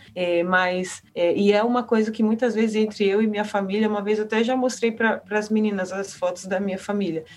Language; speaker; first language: Portuguese; early bilingual, heritage; Portuguese